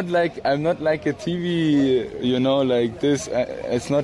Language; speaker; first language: English; non-native, learner; German